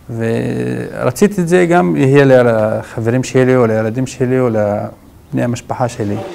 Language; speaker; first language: Hebrew; non-native, local second language; Arabic